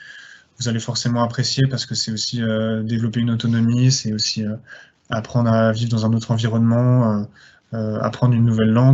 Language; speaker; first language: French; native; French